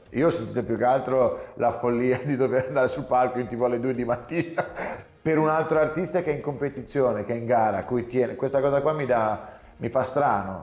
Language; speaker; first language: Italian; early bilingual, heritage; English